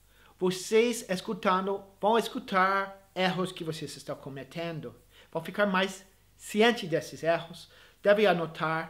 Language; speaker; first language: Portuguese; non-native, fluent; English